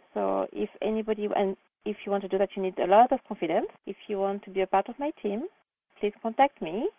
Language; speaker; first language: English; non-native, fluent; French